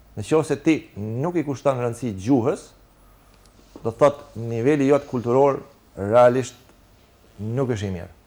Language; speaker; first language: Albanian; native; Albanian